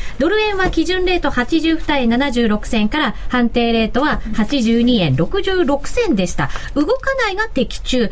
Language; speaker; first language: Japanese; native; Japanese